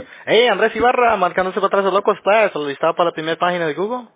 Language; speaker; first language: Spanish; early bilingual, heritage; Spanish